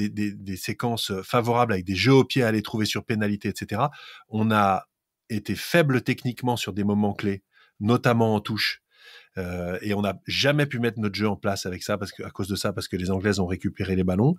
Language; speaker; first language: French; native; French